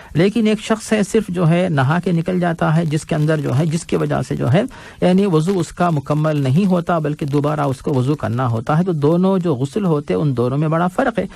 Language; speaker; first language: Urdu; native; Urdu